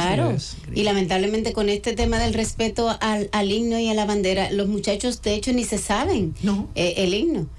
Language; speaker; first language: Spanish; native; Spanish